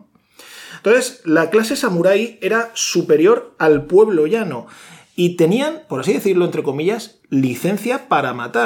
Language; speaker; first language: Spanish; native; Spanish